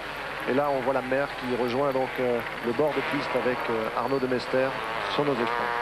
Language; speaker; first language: French; native; French